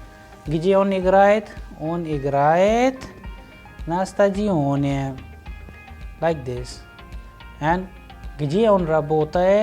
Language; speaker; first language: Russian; non-native, fluent; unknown